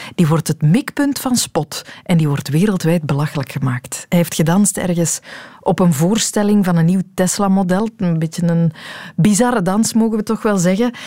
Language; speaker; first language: Dutch; native; Dutch